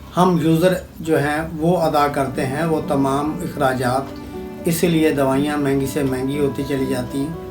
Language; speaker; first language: Urdu; non-native, local second language; Punjabi